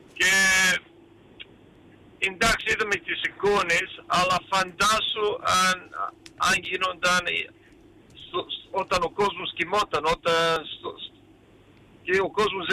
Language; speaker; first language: Greek; early bilingual, heritage; Greek